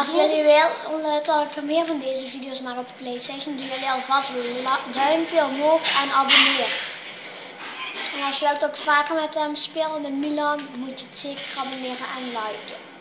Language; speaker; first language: Dutch; native; Dutch